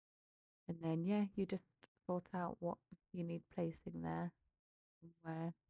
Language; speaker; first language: English; native; English